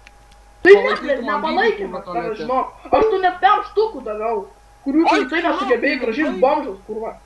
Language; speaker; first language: Lithuanian; native; Lithuanian